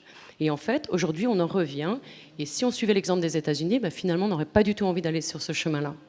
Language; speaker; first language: French; native; French